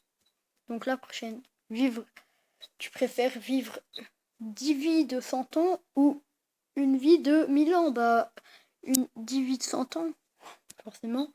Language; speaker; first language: French; native; French